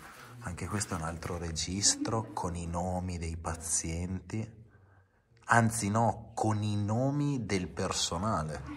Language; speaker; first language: Italian; native; Italian